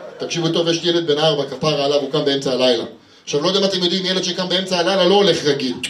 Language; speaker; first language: Hebrew; native; Hebrew